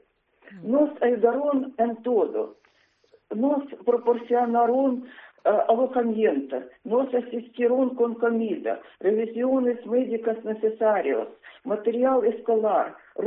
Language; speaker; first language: Spanish; non-native, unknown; Ukrainian